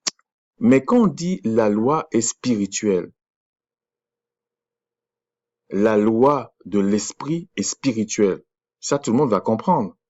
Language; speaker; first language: French; native; French